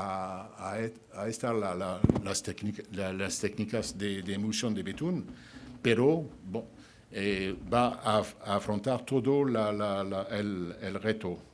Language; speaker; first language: Spanish; non-native, fluent; French